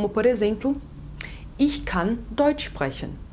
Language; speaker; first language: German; non-native, fluent; Portuguese